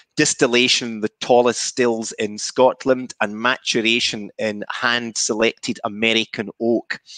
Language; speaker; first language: English; native; English